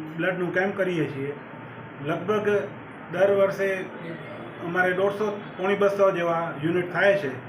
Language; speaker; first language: Gujarati; non-native, local second language; Sindhi